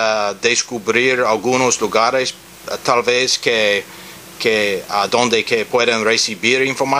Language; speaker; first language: Spanish; non-native, learner; English